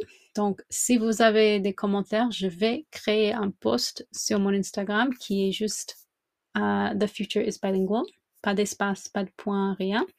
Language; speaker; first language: French; non-native, fluent; English